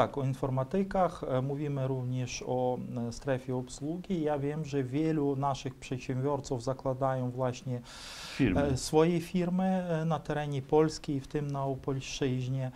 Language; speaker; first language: Polish; non-native, fluent; Ukrainian